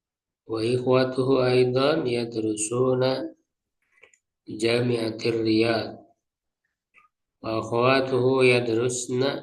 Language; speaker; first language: Arabic; non-native, fluent; Indonesian